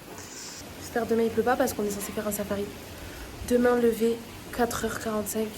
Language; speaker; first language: French; native; French